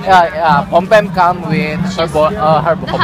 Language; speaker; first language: English; non-native, learner; Indonesian